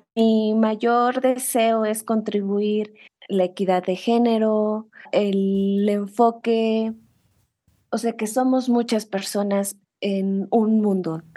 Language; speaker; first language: Spanish; native; Spanish